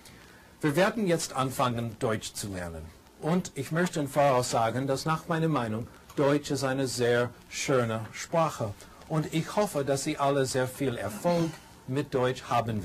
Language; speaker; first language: German; non-native, learner; English